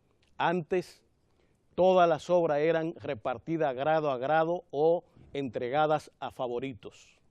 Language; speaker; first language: Spanish; native; Spanish